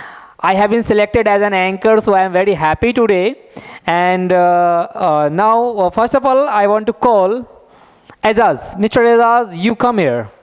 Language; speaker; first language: English; non-native, fluent; Hindi